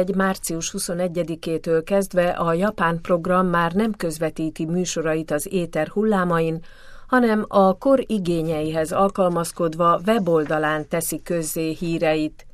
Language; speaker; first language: Hungarian; native; Hungarian